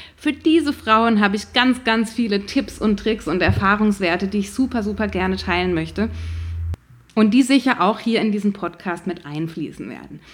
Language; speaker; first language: German; native; German